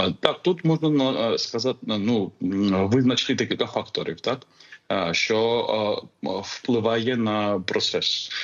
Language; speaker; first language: Ukrainian; non-native, fluent; Georgian